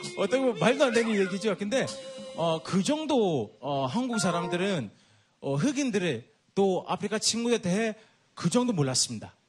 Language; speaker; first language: Korean; non-native, fluent; English